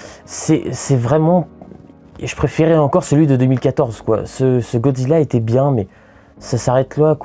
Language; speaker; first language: French; native; French